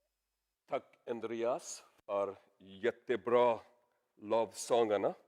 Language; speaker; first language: Swedish; non-native, learner; Urdu